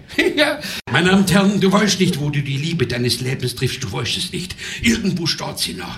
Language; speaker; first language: German; native; German